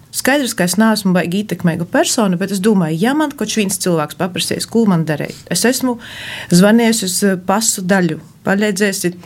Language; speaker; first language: Latvian; non-native, fluent; Ukrainian